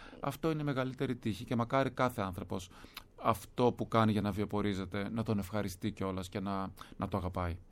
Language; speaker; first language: Greek; native; Greek